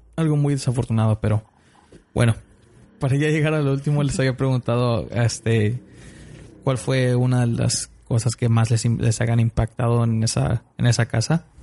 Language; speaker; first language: Spanish; early bilingual, heritage; Spanish